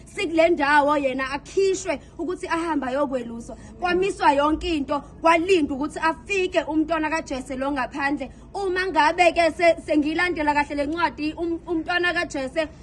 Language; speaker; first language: Zulu; native; Zulu